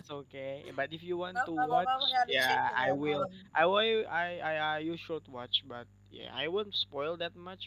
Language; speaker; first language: English; non-native, learner; Indonesian